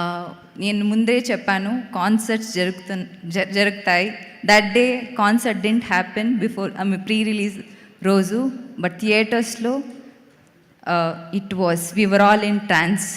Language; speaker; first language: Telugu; non-native, local second language; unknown